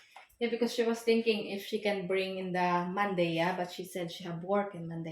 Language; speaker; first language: English; non-native, learner; Filipino